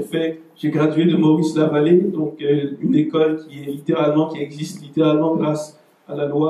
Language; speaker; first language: French; native; French